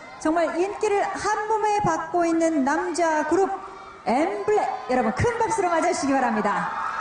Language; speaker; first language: Korean; native; Korean